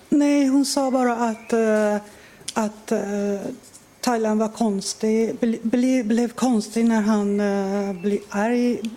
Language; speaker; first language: Swedish; non-native, fluent; Persian